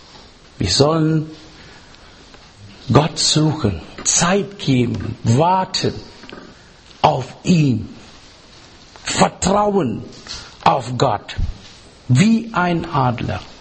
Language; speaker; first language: German; non-native, fluent; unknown